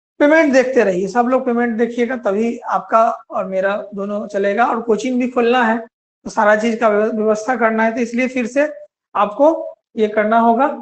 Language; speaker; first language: Hindi; native; Hindi